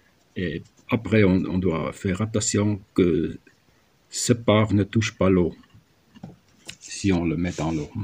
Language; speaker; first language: French; non-native, learner; German